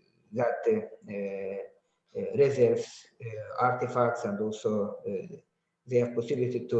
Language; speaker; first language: English; non-native, learner; Azerbaijani